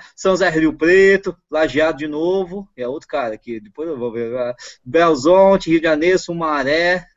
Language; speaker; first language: Portuguese; native; Portuguese